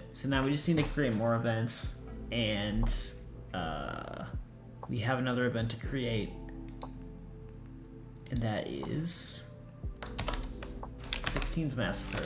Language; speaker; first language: English; native; English